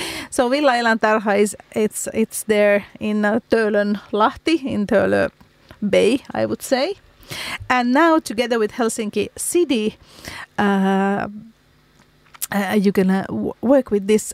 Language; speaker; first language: English; non-native, fluent; Finnish